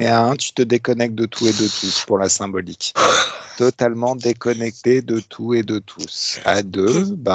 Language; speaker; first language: French; native; French